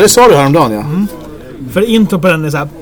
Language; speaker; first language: Swedish; native; Swedish